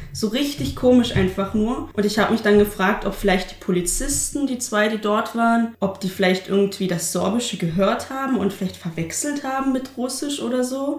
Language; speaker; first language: German; non-native, local second language; Upper Sorbian